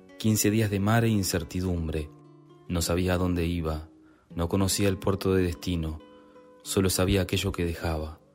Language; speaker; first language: Spanish; native; Spanish